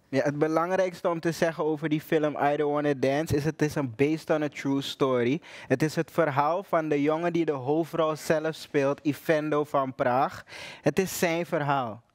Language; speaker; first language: Dutch; native; Dutch